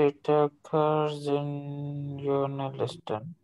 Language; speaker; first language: German; non-native, learner; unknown